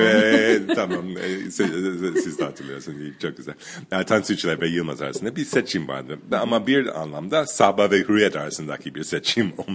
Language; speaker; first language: Turkish; non-native, fluent; English